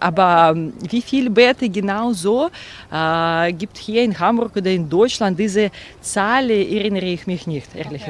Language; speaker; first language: German; non-native, learner; Russian